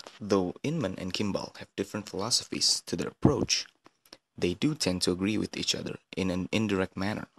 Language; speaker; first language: English; non-native, fluent; Indonesian